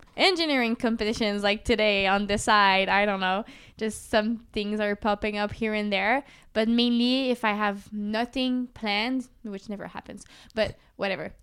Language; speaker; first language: English; native; English